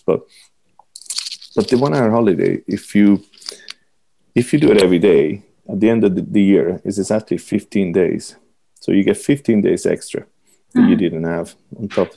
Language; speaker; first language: English; non-native, fluent; Italian